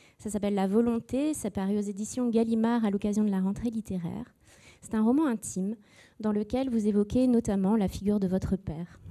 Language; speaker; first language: French; native; French